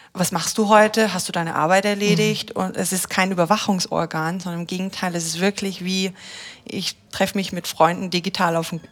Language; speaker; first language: German; native; German